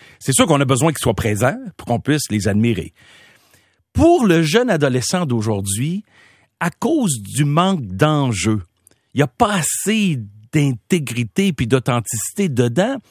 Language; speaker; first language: French; native; French